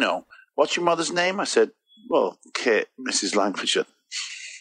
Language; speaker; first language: English; native; English